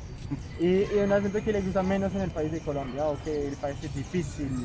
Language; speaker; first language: Spanish; non-native, fluent; French